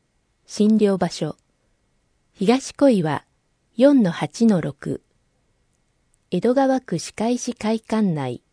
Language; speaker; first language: Japanese; native; Japanese